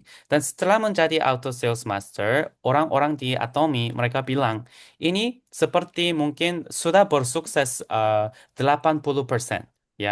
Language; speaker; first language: Indonesian; non-native, fluent; Korean